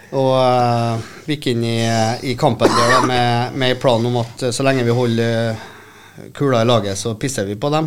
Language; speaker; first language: Norwegian; native; Norwegian